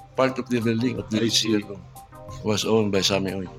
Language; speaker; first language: English; non-native, local second language; Cebuano